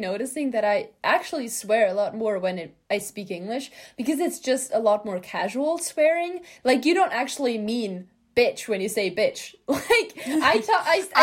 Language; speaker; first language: English; non-native, fluent; German